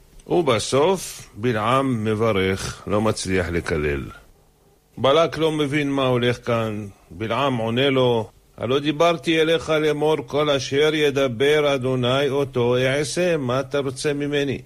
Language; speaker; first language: Hebrew; native; Hebrew